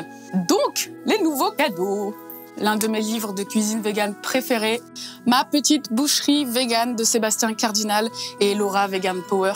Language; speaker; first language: French; native; French